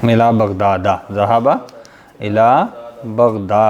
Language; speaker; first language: Arabic; non-native, fluent; Urdu